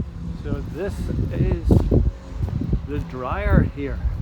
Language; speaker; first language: English; native; English